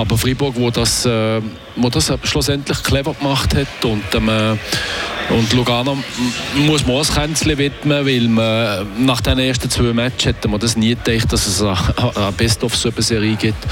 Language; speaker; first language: German; native; German